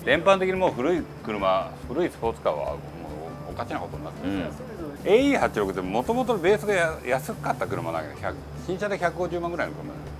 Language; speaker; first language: Japanese; native; Japanese